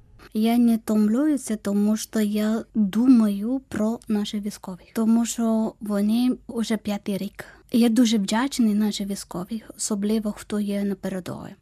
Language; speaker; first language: Ukrainian; non-native, fluent; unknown